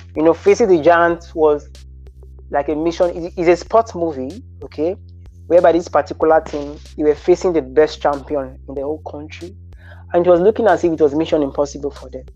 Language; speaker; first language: English; non-native, local second language; Bini